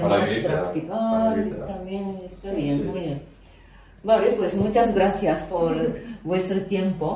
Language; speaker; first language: Spanish; non-native, fluent; Japanese